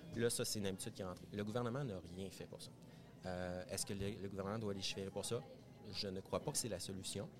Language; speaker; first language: French; native; French